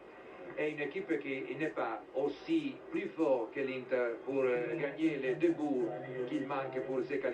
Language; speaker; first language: French; non-native, fluent; Italian